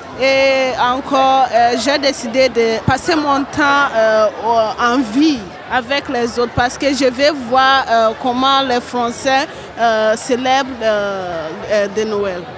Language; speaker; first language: French; non-native, learner; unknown